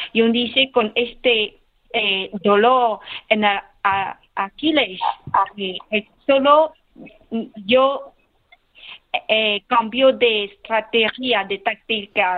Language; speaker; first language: Spanish; non-native, learner; Khmer